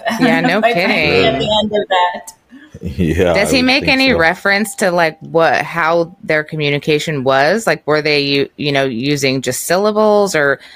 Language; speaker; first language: English; early bilingual, other home language; Norwegian